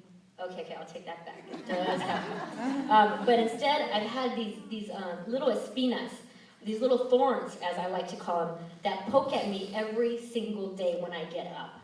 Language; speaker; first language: English; early bilingual, other home language; Spanish